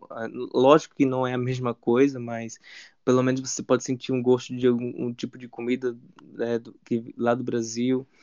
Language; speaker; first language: Portuguese; native; Portuguese